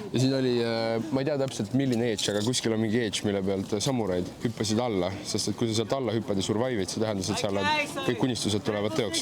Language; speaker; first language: Estonian; native; Estonian